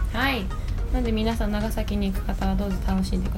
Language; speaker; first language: Japanese; native; Japanese